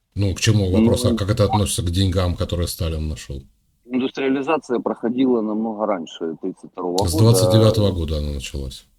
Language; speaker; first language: Russian; native; Russian